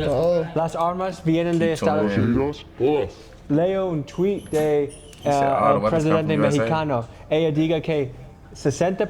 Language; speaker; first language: Spanish; non-native, learner; English